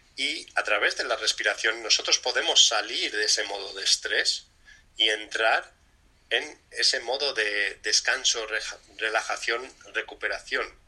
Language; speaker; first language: Spanish; early bilingual, other home language; English